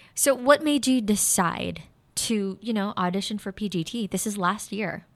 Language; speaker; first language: English; non-native, local second language; Filipino